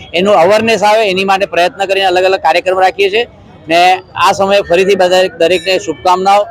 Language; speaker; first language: Gujarati; non-native, local second language; Sindhi